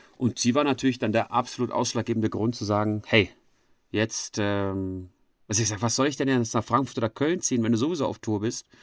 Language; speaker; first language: German; native; German